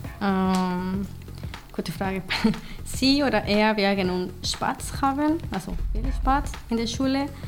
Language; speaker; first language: German; non-native, learner; Spanish